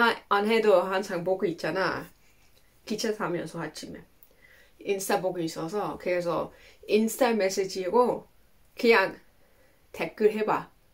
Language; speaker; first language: Korean; non-native, learner; Dutch